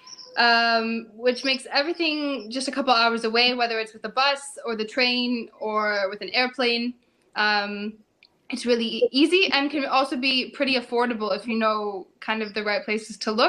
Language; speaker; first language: English; native; English